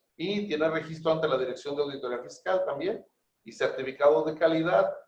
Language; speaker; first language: Spanish; native; Spanish